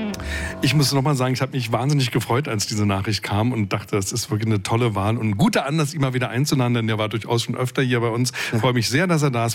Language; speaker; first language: German; native; German